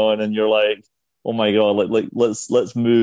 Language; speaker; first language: English; native; English